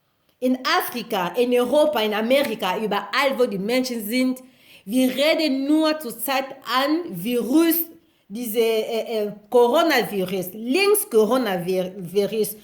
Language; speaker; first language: German; non-native, learner; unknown